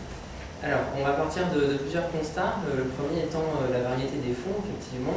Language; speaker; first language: French; native; French